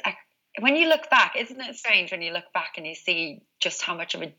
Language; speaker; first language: English; native; English